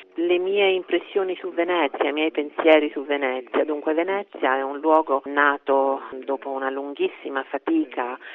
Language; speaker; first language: Italian; non-native, fluent; Korean